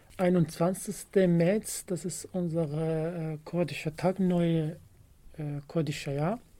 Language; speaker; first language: German; non-native, learner; Kurdish